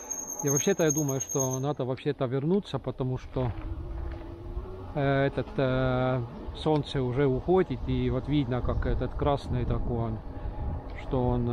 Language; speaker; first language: Russian; non-native, local second language; Estonian